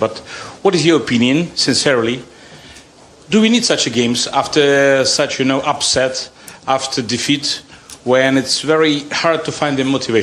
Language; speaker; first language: English; non-native, fluent; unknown